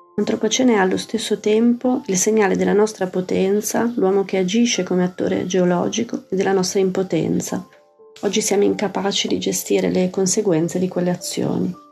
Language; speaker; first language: Italian; native; Italian